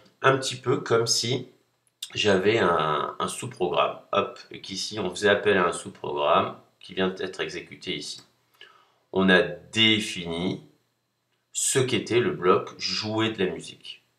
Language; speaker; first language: French; native; French